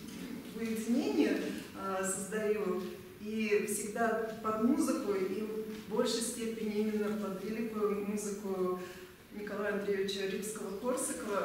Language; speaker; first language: Russian; native; Russian